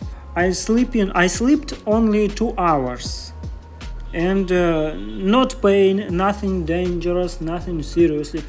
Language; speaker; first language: English; non-native, learner; Russian